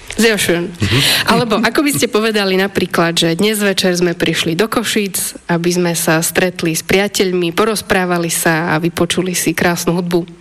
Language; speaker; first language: Slovak; native; Slovak